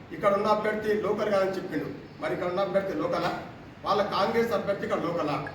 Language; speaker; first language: Telugu; native; Telugu